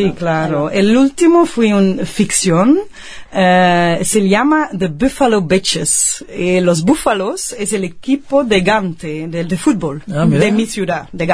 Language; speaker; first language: Spanish; non-native, fluent; Dutch